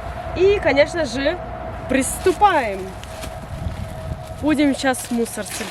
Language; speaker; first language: Russian; early bilingual, heritage; Russian